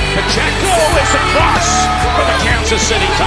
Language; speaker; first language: English; native; English